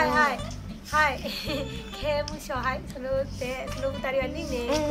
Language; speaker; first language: Japanese; non-native, learner; Burmese